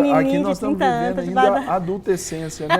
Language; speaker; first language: Portuguese; native; Portuguese